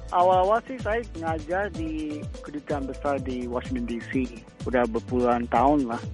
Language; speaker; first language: Indonesian; early bilingual, heritage; Indonesian